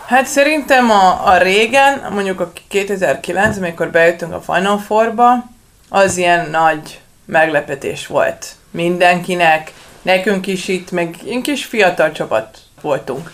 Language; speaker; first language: Hungarian; non-native, learner; Serbian